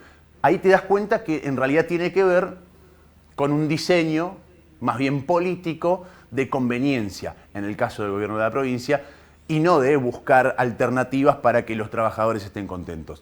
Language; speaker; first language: Spanish; native; Spanish